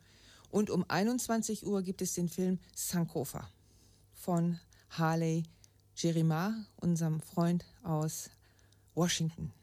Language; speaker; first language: German; native; German